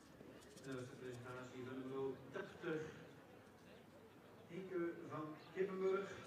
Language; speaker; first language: Dutch; native; Dutch